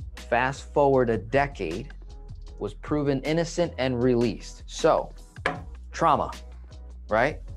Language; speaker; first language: English; native; English